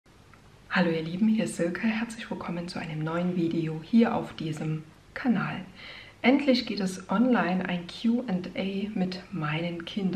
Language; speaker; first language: German; native; German